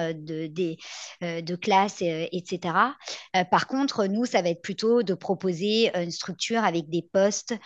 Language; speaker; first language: French; native; French